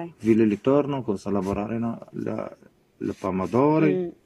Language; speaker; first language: Italian; non-native, learner; Arabic